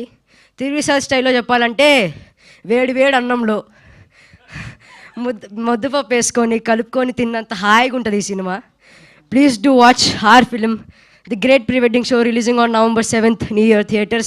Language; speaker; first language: Telugu; native; Telugu